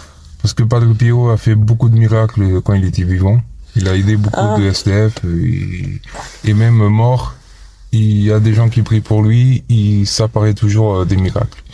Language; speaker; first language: French; non-native, fluent; Portuguese